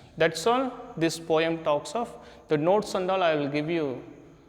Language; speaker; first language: English; non-native, local second language; Hindi